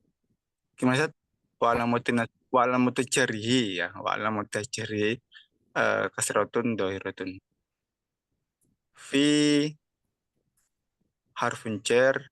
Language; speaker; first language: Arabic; non-native, learner; Indonesian